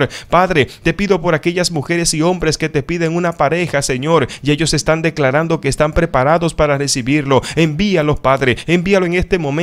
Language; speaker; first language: Spanish; native; Spanish